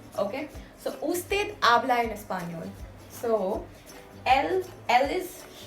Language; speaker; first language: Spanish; non-native, fluent; Hindi